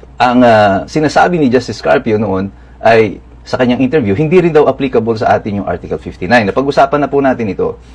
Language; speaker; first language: Filipino; native; Filipino